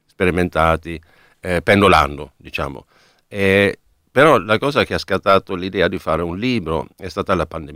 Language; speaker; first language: Italian; non-native, fluent; Swedish